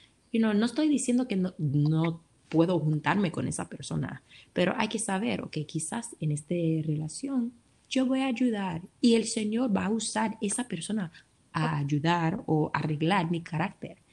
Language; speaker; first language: Spanish; early bilingual, heritage; Spanish